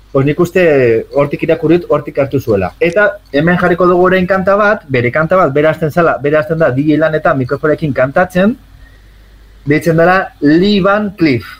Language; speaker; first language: Basque; native; Basque